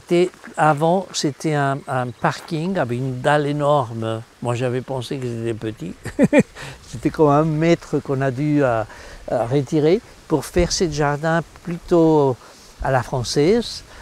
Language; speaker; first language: French; non-native, fluent; Spanish